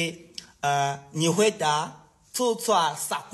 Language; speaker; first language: Chinese; non-native, learner; Ghomala